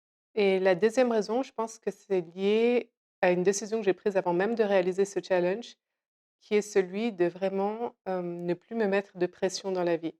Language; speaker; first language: French; native; French